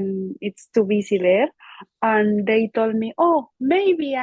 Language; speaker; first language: English; non-native, learner; Spanish